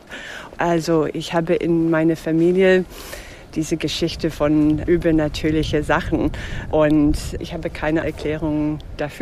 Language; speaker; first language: German; non-native, fluent; English